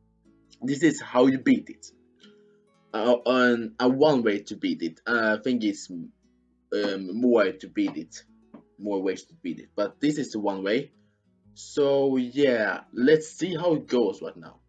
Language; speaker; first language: English; non-native, fluent; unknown